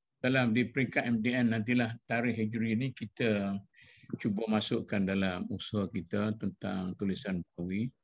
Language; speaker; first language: Malay; native; Malay